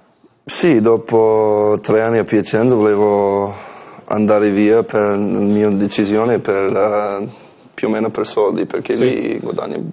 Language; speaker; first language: Italian; non-native, learner; English